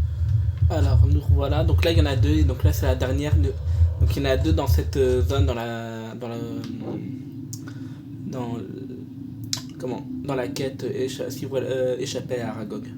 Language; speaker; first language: French; native; French